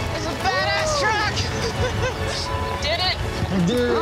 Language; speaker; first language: English; native; English